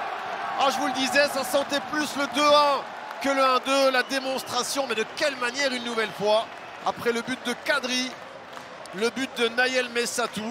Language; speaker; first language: French; native; French